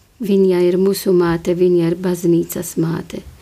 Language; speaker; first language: Latvian; non-native, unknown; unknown